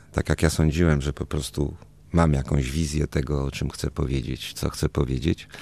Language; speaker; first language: Polish; early bilingual, other home language; Spanish